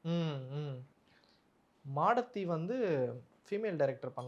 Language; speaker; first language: Tamil; native; Tamil